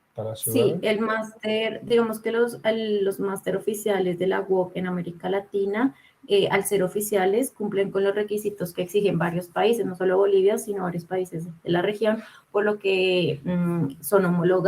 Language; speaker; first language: Spanish; native; Spanish